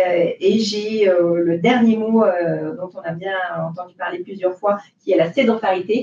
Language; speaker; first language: French; native; French